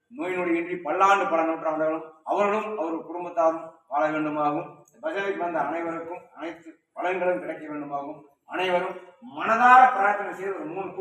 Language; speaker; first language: Tamil; native; Tamil